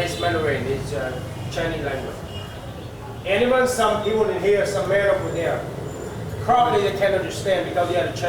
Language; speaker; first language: English; non-native, fluent; Vietnamese